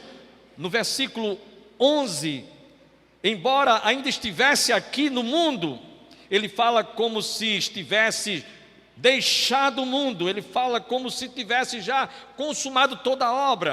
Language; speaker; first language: Portuguese; native; Portuguese